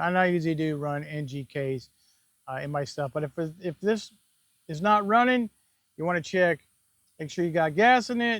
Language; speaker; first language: English; native; English